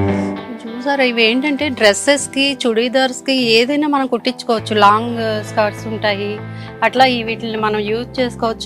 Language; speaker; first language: Telugu; native; Telugu